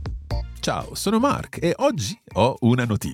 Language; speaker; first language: Italian; non-native, fluent; English